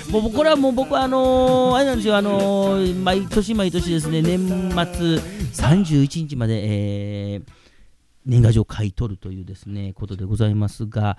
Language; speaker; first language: Japanese; native; Japanese